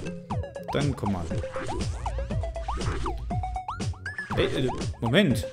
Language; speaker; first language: German; native; German